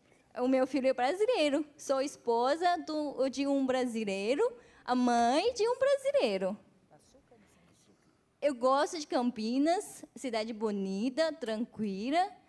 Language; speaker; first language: Portuguese; non-native, fluent; Chinese